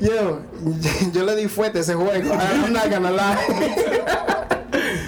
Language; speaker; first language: Spanish; early bilingual, heritage; Spanish